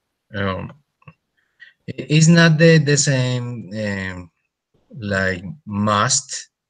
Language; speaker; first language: English; non-native, learner; Spanish